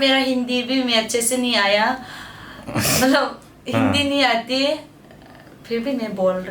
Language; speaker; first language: Hindi; non-native, local second language; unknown